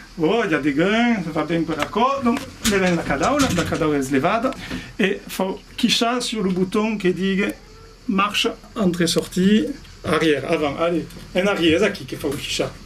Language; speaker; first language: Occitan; non-native, local second language; French